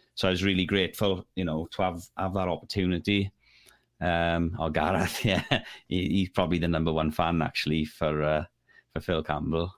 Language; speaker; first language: English; native; English